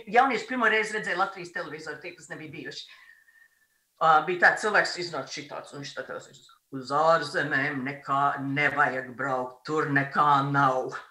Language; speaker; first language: Latvian; native; Latvian